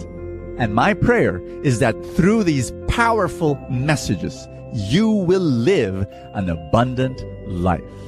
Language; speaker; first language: English; non-native, local second language; Filipino